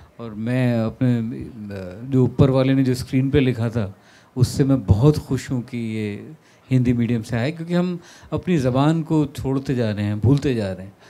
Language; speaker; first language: Hindi; native; Hindi